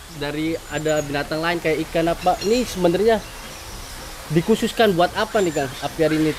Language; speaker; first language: Indonesian; native; Indonesian